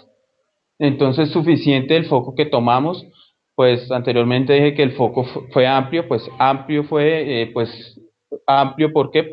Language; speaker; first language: Spanish; native; Spanish